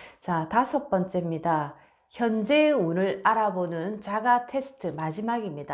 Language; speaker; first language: Korean; native; Korean